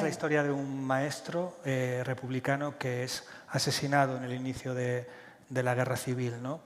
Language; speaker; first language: Spanish; native; Spanish